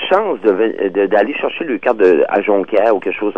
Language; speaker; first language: French; native; French